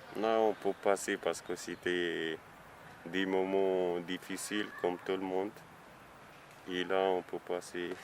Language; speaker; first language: French; non-native, learner; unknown